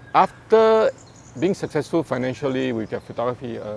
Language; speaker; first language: English; non-native, local second language; Chinese